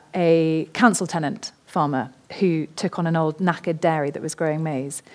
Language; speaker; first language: English; native; English